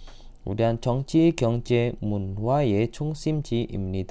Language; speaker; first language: Korean; non-native, fluent; Indonesian